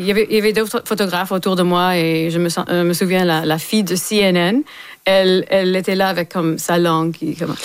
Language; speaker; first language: French; non-native, local second language; English